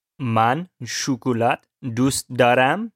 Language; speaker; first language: Persian; non-native, learner; English